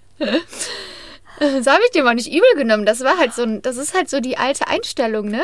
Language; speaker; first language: German; native; German